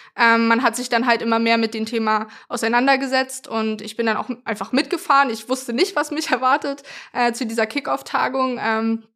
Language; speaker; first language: German; native; German